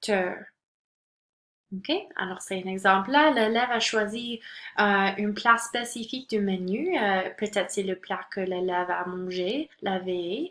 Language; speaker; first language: French; non-native, local second language; English